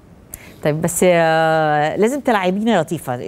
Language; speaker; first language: Arabic; native; Arabic